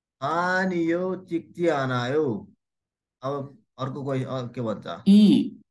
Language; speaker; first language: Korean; non-native, learner; Nepali